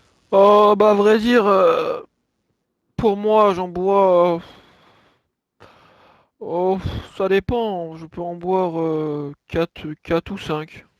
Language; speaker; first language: French; native; French